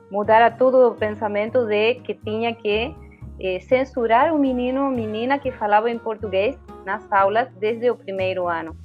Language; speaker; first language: Portuguese; non-native, fluent; Spanish